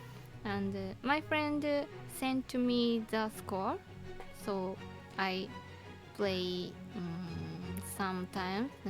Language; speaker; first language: English; non-native, learner; Japanese